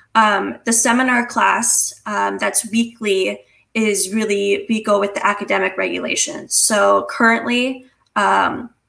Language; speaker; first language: English; native; English